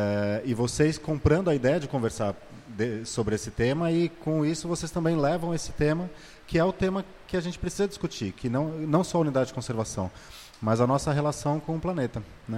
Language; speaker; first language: Portuguese; native; Portuguese